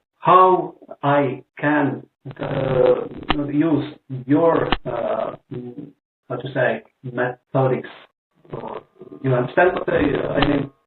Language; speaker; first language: English; non-native, learner; Estonian